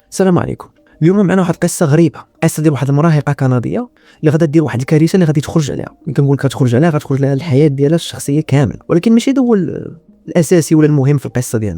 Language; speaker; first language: Arabic; native; Arabic